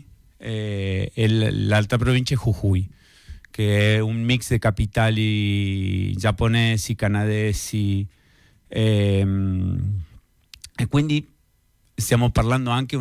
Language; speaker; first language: Italian; non-native, fluent; Spanish